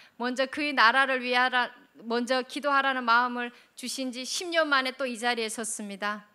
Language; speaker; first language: Korean; native; Korean